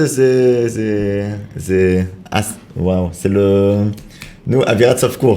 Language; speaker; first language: Hebrew; non-native, learner; French